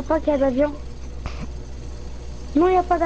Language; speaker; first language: French; native; French